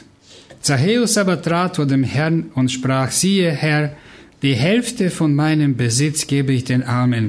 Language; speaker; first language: German; non-native, fluent; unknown